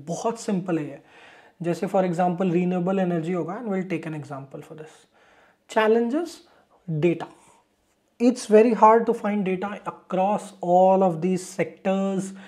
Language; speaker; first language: English; non-native, local second language; Hindi